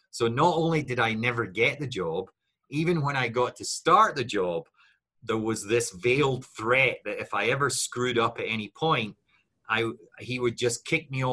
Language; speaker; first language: English; native; English